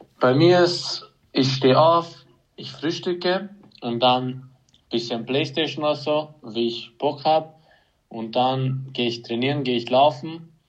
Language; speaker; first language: German; non-native, fluent; Hungarian